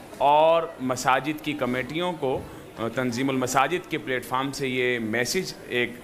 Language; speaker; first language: Urdu; native; Urdu